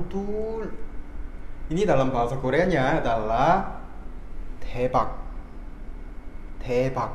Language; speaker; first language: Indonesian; non-native, fluent; Korean